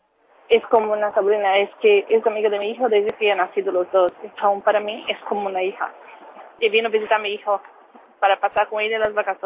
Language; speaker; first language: Spanish; non-native, learner; Portuguese